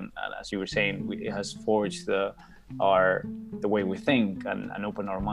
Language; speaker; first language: English; non-native, fluent; Spanish